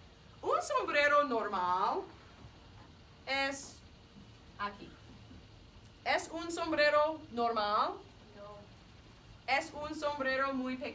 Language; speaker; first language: Spanish; non-native, fluent; English